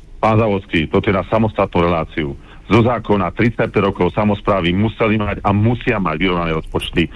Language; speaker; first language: Slovak; native; Slovak